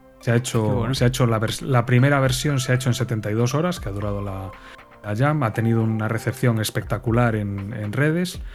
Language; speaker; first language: Spanish; native; Spanish